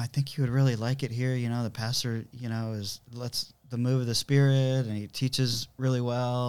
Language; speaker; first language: English; native; English